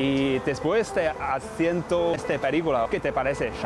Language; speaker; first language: Spanish; non-native, learner; Chinese